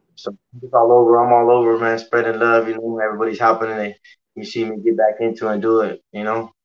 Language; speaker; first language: English; native; English